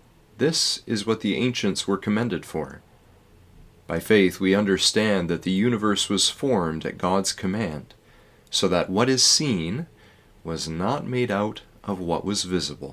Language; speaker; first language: English; native; English